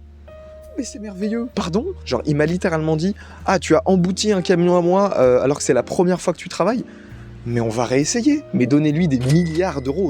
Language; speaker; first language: French; native; French